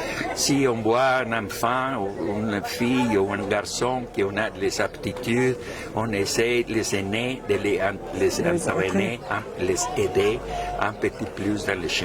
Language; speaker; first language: French; non-native, fluent; Spanish